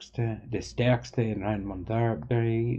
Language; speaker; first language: Dutch; non-native, learner; English